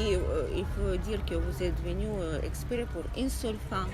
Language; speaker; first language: French; non-native, learner; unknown